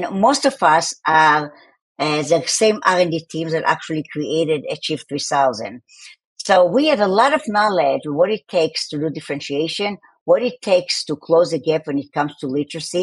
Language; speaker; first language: English; non-native, fluent; Hebrew